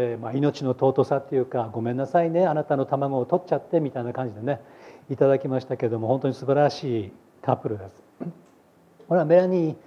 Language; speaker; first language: Japanese; native; Japanese